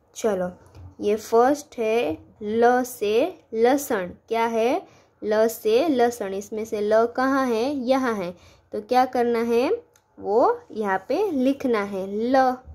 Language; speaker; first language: Hindi; non-native, local second language; Gujarati